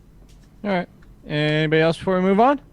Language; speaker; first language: English; native; English